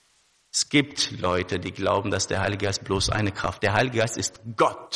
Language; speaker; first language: German; non-native, fluent; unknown